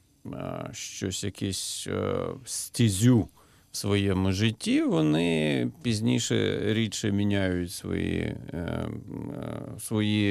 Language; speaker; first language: Ukrainian; native; Ukrainian